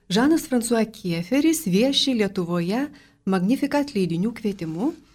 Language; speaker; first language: Lithuanian; native; Lithuanian